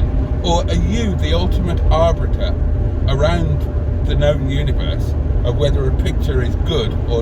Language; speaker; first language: English; native; English